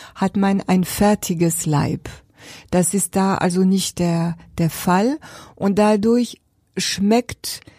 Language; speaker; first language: German; non-native, fluent; French